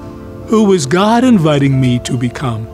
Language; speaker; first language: English; native; English